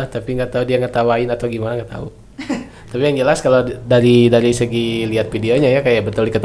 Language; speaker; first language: Indonesian; native; Indonesian